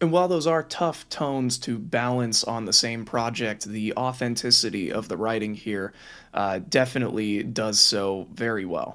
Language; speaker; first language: English; native; English